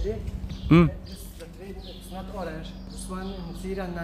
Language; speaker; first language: English; non-native, learner; Arabic